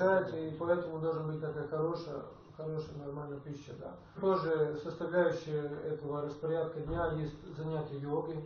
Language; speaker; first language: Russian; non-native, fluent; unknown